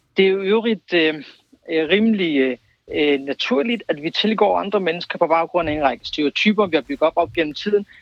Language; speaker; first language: Danish; early bilingual, other home language; Kurdish